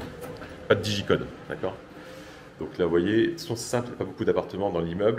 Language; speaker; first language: French; native; French